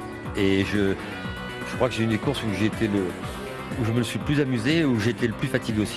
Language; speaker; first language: French; native; French